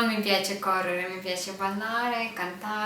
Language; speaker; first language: Italian; non-native, learner; Russian